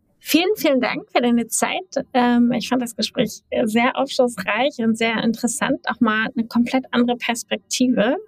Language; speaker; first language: German; native; German